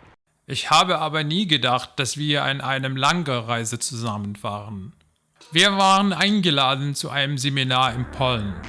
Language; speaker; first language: German; non-native, learner; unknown